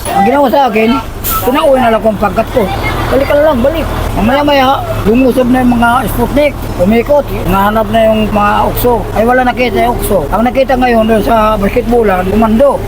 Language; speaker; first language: Filipino; non-native, local second language; Waray